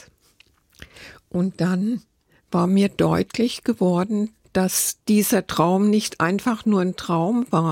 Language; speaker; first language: German; native; German